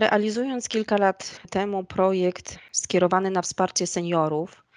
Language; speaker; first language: Polish; native; Polish